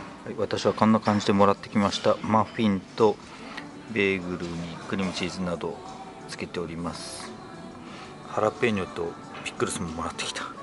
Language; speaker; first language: Japanese; native; Japanese